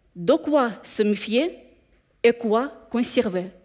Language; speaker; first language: French; non-native, fluent; Russian